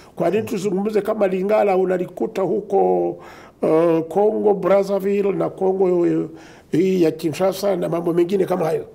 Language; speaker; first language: Swahili; non-native, local second language; Kinyarwanda